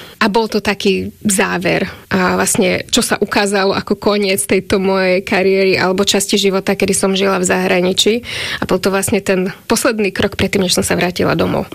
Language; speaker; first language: Slovak; native; Slovak